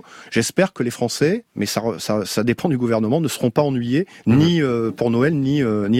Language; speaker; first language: French; native; French